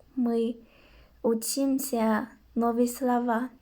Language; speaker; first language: Russian; non-native, local second language; Kyrgyz